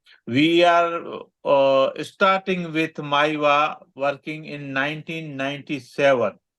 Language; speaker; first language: English; non-native, learner; Gujarati